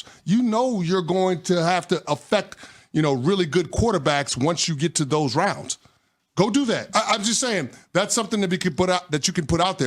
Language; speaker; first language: English; native; English